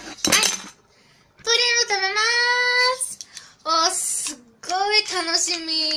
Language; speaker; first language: Japanese; non-native, fluent; German